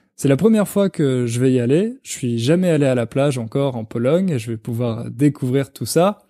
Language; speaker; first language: French; native; French